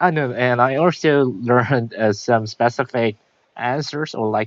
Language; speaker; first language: English; non-native, learner; Korean